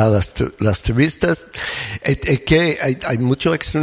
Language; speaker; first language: Spanish; non-native, learner; English